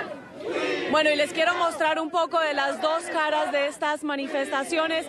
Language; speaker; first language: Spanish; native; Spanish